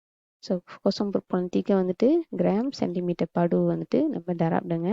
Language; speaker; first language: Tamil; native; Tamil